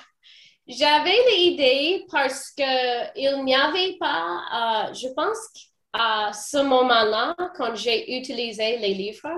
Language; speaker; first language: French; non-native, fluent; English